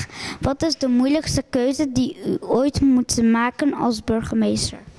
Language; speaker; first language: Dutch; early bilingual, other home language; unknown